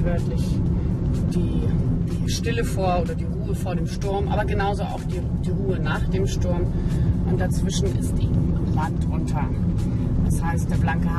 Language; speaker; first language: German; native; German